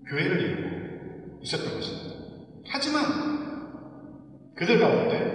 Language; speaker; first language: Korean; native; Korean